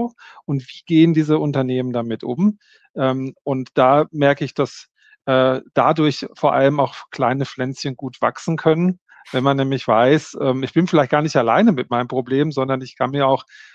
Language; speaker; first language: German; native; German